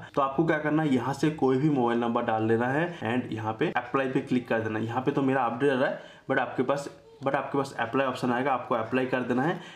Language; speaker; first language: Hindi; native; Hindi